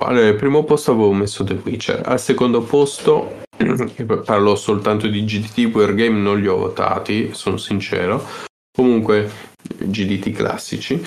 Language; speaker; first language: Italian; native; Italian